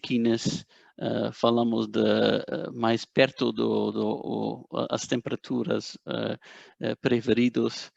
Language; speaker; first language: Portuguese; non-native, fluent; Dutch